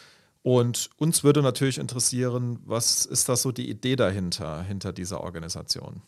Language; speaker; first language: German; native; German